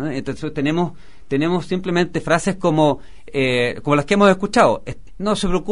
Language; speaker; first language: Spanish; native; Spanish